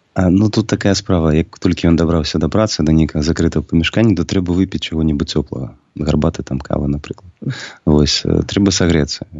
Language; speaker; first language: Belarusian; native; Belarusian